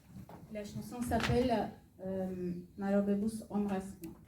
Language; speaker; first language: French; non-native, fluent; Persian